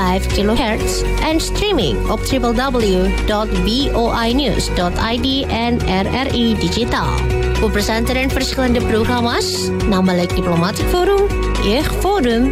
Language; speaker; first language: Dutch; non-native, fluent; Indonesian